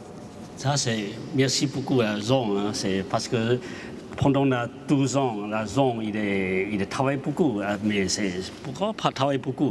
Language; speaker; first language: French; non-native, learner; Chinese